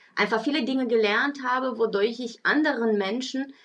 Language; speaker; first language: German; early bilingual, other home language; Portuguese